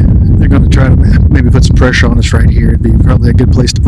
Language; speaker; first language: English; native; English